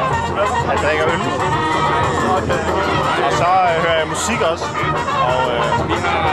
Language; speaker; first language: Danish; native; Danish